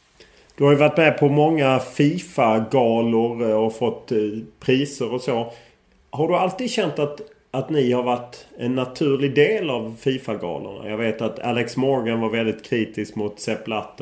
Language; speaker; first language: Swedish; native; Swedish